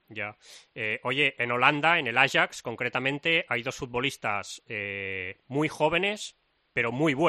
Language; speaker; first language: Spanish; native; Spanish